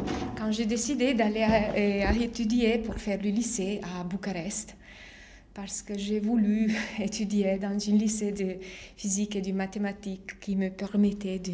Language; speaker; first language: French; non-native, fluent; Romanian